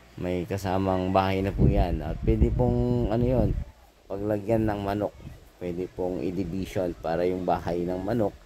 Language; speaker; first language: Filipino; non-native, local second language; Iloko